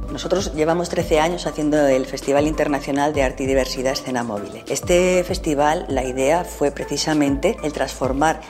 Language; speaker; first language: Spanish; native; Spanish